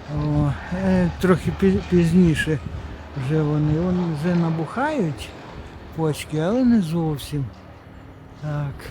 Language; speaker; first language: Ukrainian; non-native, local second language; Russian